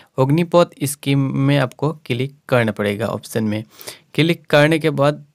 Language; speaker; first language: Hindi; non-native, local second language; Bangla